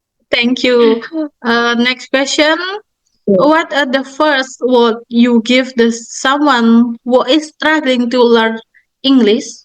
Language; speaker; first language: English; non-native, learner; Indonesian